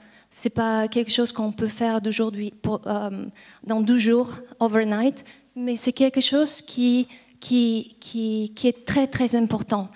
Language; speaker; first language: French; non-native, fluent; Bulgarian